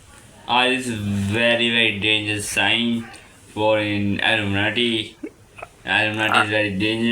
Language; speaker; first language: English; non-native, learner; Urdu